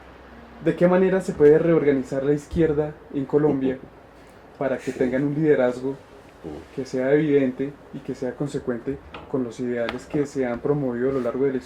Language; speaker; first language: Spanish; native; Spanish